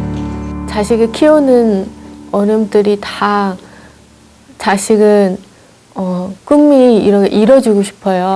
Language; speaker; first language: Korean; non-native, fluent; Chinese